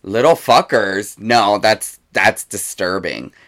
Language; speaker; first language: English; early bilingual, other home language; Spanish